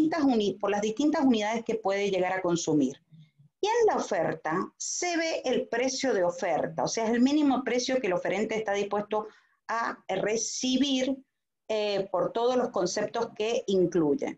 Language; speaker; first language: Spanish; native; Spanish